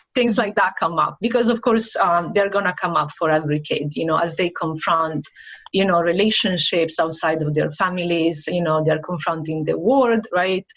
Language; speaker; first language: English; non-native, fluent; Italian